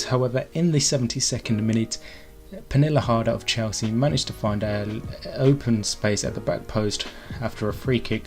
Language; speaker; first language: English; native; English